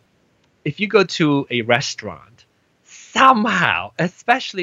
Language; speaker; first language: English; non-native, local second language; Min Nan Chinese